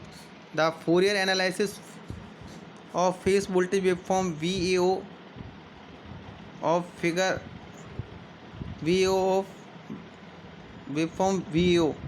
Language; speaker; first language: English; non-native, local second language; Hindi